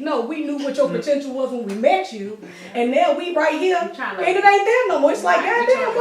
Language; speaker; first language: English; native; English